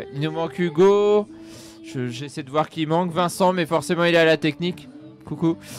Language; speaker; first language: French; native; French